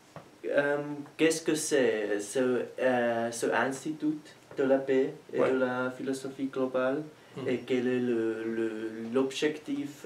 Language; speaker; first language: French; non-native, learner; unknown